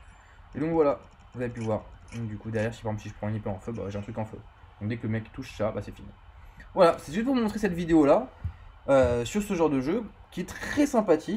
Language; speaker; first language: French; native; French